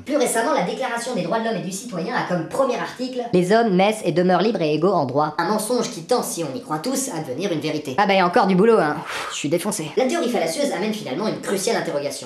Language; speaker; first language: French; native; French